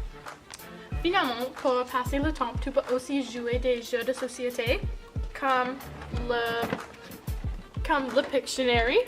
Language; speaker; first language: French; non-native, learner; English